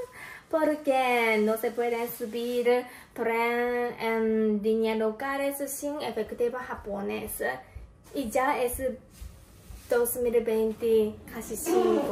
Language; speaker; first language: Spanish; non-native, learner; Japanese